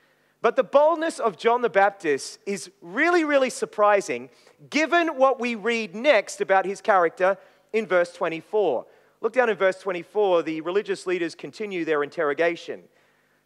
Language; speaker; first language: English; native; English